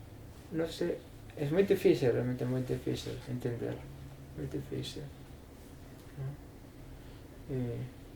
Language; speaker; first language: Spanish; non-native, learner; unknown